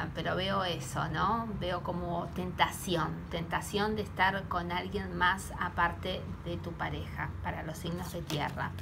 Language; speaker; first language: Spanish; native; Spanish